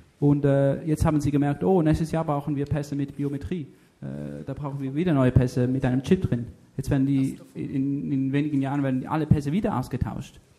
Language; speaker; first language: German; native; German